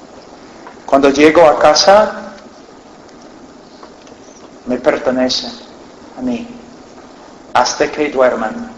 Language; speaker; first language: Spanish; non-native, fluent; English